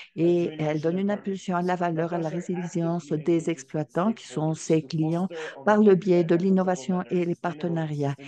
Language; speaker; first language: French; non-native, fluent; Portuguese